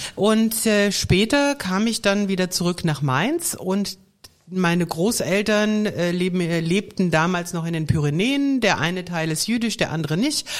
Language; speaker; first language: German; native; German